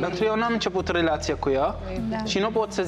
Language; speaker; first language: Romanian; non-native, learner; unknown